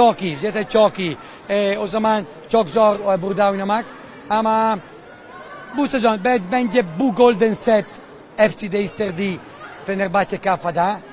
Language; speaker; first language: Turkish; non-native, learner; Italian